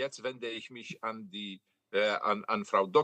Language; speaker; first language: German; non-native, fluent; Polish